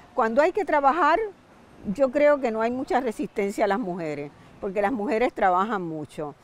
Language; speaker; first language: Spanish; native; Spanish